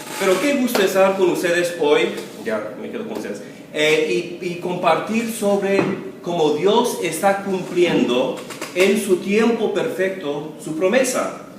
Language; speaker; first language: Spanish; early bilingual, other home language; English